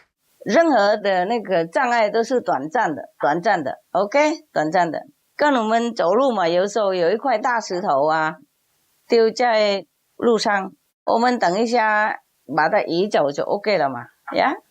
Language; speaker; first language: Chinese; non-native, fluent; Vietnamese